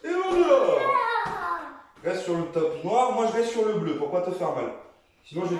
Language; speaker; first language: French; native; French